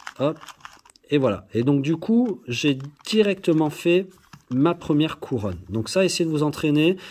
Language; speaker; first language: French; native; French